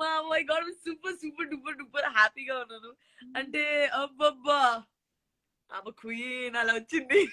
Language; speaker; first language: Telugu; non-native, learner; Gujarati